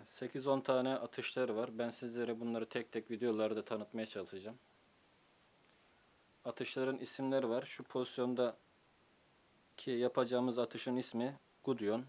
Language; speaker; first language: Turkish; native; Turkish